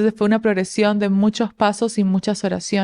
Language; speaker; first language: Spanish; native; Spanish